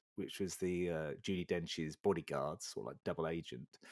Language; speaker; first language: English; native; English